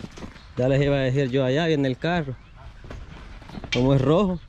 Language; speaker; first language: Spanish; native; Spanish